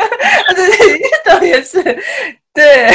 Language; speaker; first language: Chinese; non-native, learner; Japanese